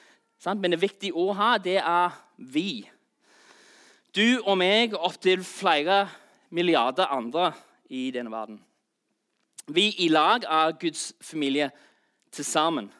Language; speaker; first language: Norwegian; non-native, fluent; English